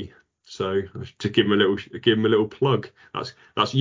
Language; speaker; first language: English; native; English